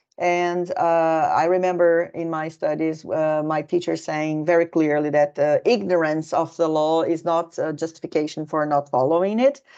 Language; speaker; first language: English; non-native, fluent; Portuguese